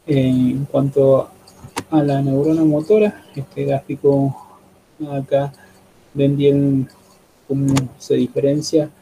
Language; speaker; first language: Spanish; native; Spanish